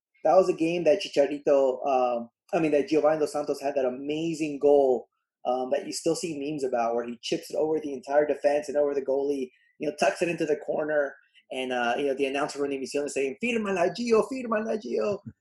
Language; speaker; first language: English; early bilingual, other home language; Spanish